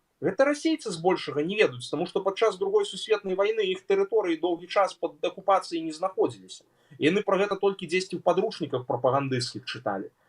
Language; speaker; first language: Belarusian; native; Belarusian